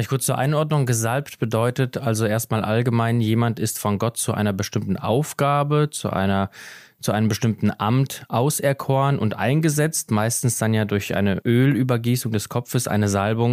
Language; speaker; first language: German; native; German